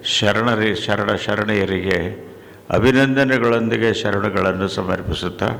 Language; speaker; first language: Kannada; native; Kannada